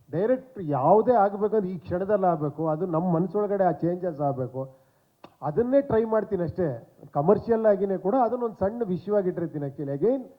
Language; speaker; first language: Kannada; native; Kannada